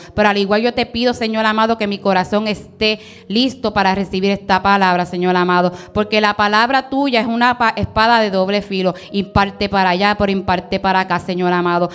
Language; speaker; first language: Spanish; early bilingual, heritage; Spanish